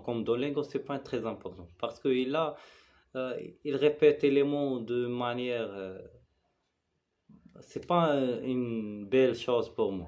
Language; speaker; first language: French; non-native, learner; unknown